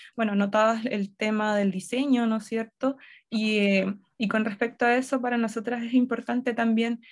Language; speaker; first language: Spanish; native; Spanish